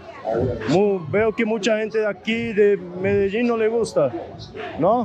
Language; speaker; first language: Spanish; non-native, learner; Portuguese